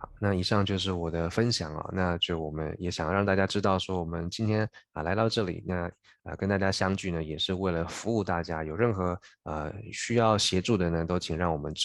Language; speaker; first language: Chinese; native; Chinese